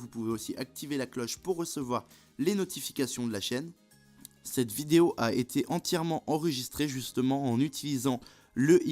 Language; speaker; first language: French; native; French